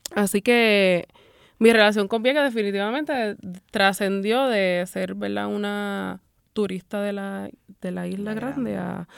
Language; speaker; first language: Spanish; native; Spanish